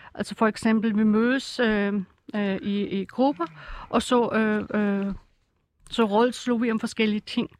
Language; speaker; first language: Danish; non-native, fluent; German